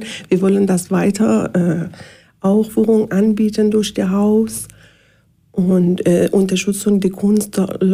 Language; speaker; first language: German; non-native, learner; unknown